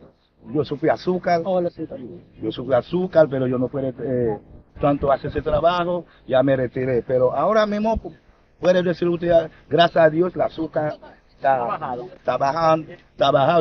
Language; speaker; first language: Spanish; non-native, learner; Haitian Creole